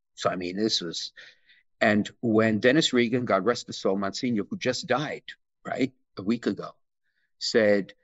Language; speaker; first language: English; native; English